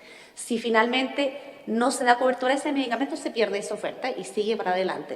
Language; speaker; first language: Spanish; native; Spanish